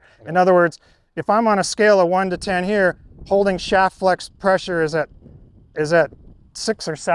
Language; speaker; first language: English; native; English